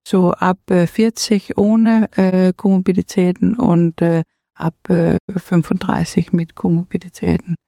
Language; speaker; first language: German; non-native, learner; Danish